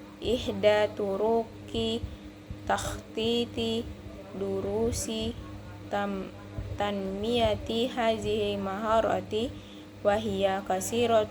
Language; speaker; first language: Arabic; non-native, learner; Indonesian